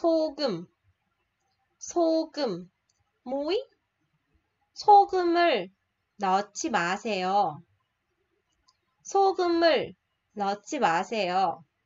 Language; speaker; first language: Korean; non-native, fluent; Vietnamese